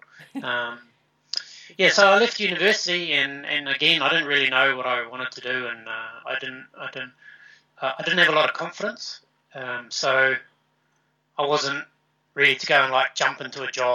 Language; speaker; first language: English; native; English